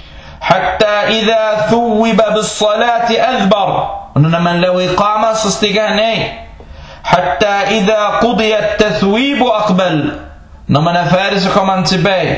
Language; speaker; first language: Danish; non-native, local second language; Arabic